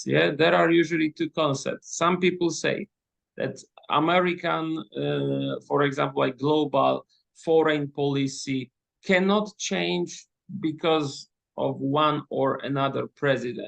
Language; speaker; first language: English; non-native, fluent; Polish